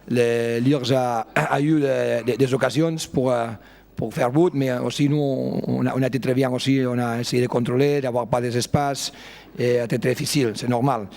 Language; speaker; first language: French; non-native, fluent; Spanish